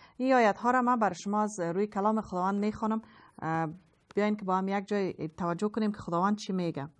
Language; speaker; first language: Persian; native; Persian